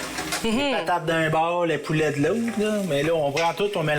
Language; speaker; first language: French; native; French